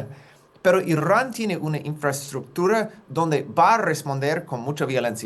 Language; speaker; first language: Spanish; non-native, fluent; English